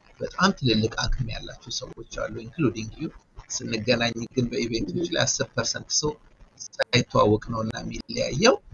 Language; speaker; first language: Amharic; native; Amharic